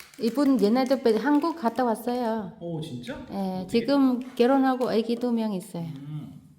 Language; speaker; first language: Korean; non-native, learner; Vietnamese